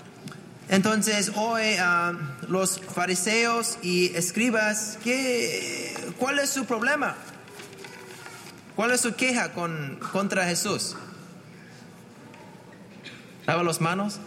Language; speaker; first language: Spanish; non-native, fluent; English